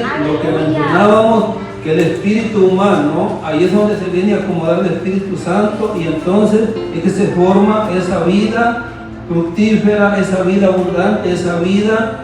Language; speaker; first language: Spanish; native; Spanish